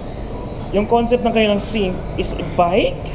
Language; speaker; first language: Filipino; native; Filipino